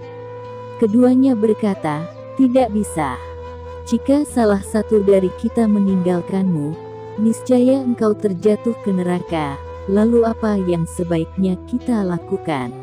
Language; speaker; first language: Indonesian; native; Indonesian